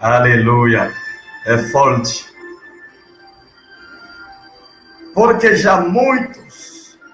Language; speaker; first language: Portuguese; non-native, learner; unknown